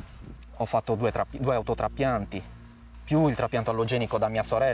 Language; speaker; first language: Italian; native; Italian